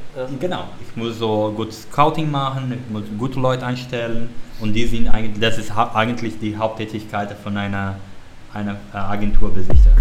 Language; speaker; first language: German; non-native, learner; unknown